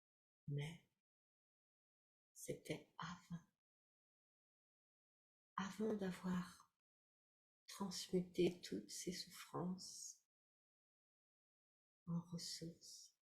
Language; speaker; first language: French; native; French